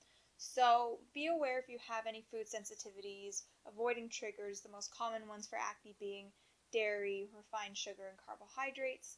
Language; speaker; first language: English; native; English